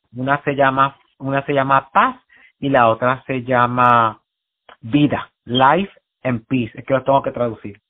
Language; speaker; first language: Spanish; native; Spanish